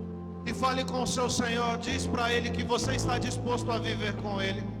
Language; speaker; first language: Portuguese; native; Portuguese